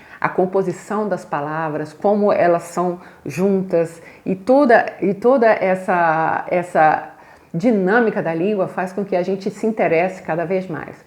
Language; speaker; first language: Portuguese; native; Portuguese